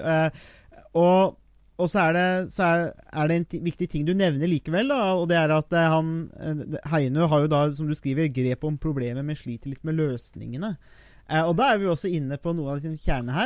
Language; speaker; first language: Norwegian; native; Norwegian